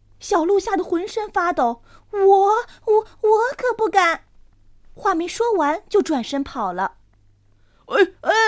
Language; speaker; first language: Chinese; native; Chinese